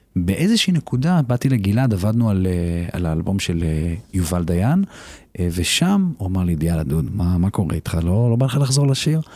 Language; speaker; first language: Hebrew; native; Hebrew